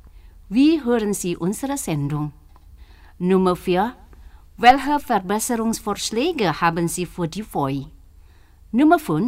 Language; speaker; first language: German; non-native, fluent; Indonesian